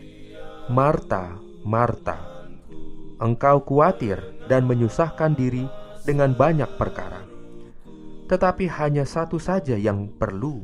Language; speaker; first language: Indonesian; native; Indonesian